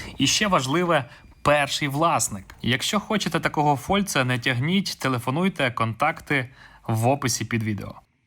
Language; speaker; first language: Ukrainian; native; Ukrainian